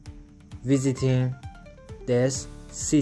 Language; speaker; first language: English; non-native, fluent; Persian